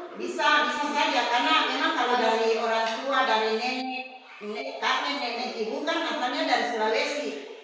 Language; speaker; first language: Indonesian; native; Indonesian